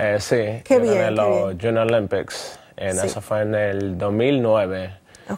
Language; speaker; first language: Spanish; early bilingual, other home language; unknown